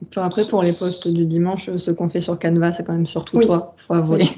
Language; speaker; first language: French; native; French